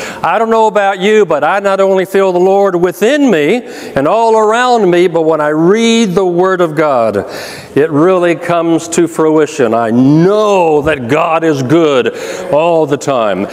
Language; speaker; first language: English; native; English